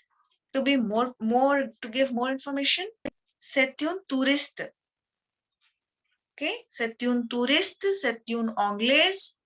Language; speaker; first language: French; non-native, fluent; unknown